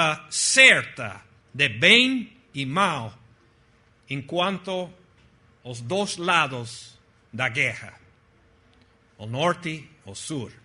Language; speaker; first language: Portuguese; non-native, fluent; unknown